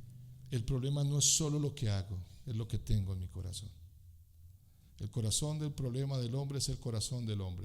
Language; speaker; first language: Spanish; native; Spanish